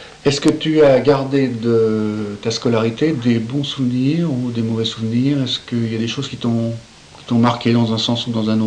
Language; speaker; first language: French; native; French